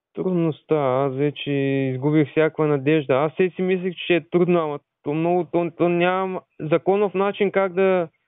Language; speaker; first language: Bulgarian; non-native, local second language; Turkish